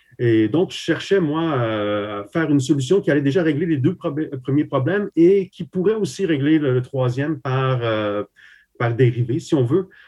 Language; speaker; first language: French; early bilingual, other home language; Slovak